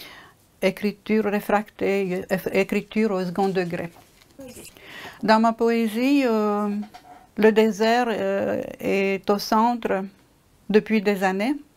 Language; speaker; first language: French; non-native, fluent; Romanian